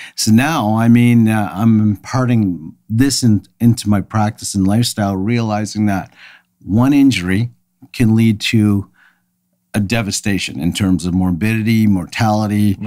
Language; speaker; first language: English; native; English